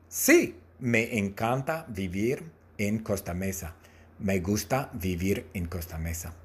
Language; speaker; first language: Spanish; non-native, learner; English